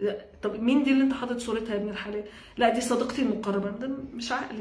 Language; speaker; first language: Arabic; native; Arabic